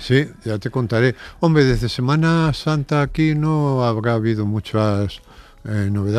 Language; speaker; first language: Spanish; native; Spanish